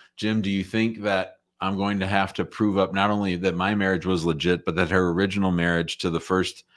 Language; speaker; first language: English; native; English